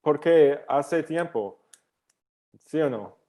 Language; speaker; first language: Spanish; non-native, learner; English